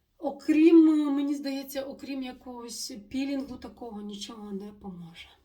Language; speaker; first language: Ukrainian; non-native, local second language; Russian